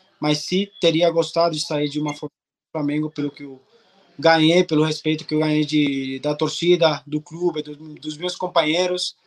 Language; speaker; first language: Portuguese; non-native, fluent; Spanish